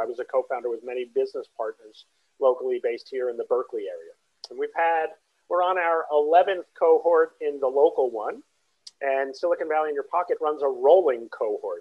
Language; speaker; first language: English; native; English